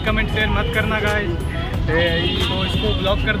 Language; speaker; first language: Hindi; native; Hindi